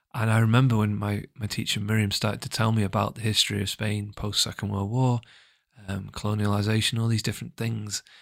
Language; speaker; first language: English; native; English